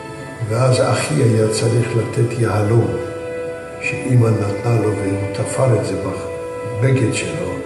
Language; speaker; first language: Hebrew; early bilingual, other home language; Yiddish